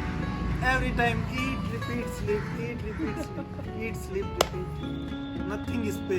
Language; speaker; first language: English; non-native, learner; Hindi